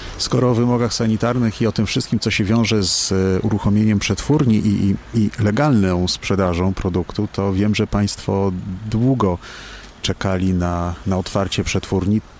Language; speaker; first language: Polish; native; Polish